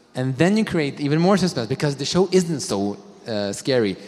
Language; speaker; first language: English; non-native, fluent; Swedish